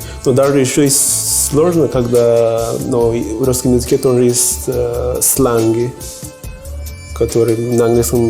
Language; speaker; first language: Russian; non-native, learner; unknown